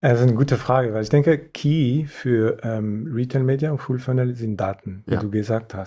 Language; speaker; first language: German; non-native, fluent; French